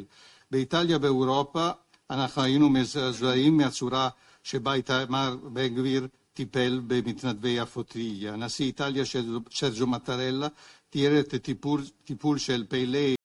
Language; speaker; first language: Hebrew; non-native, fluent; Italian